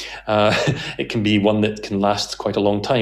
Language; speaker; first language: English; native; English